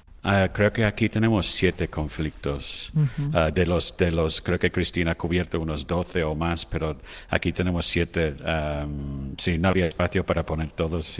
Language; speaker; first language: Spanish; non-native, fluent; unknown